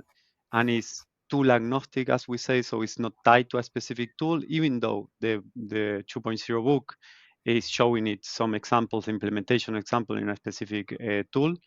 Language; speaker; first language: English; non-native, fluent; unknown